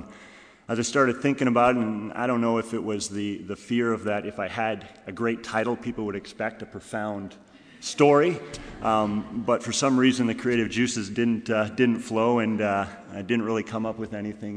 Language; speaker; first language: English; native; English